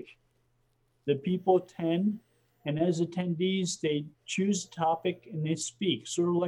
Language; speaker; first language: English; native; English